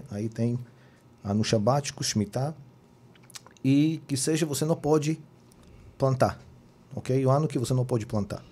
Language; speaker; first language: Portuguese; non-native, fluent; Hebrew